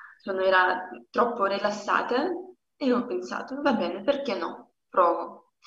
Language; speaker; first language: Italian; non-native, learner; Russian